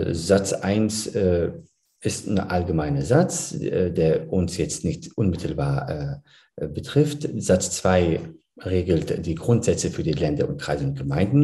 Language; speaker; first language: German; early bilingual, other home language; Turkish